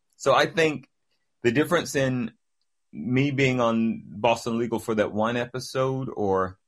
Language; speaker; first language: English; native; English